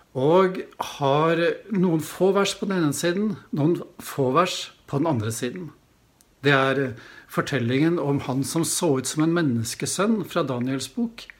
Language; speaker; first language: Norwegian; native; Norwegian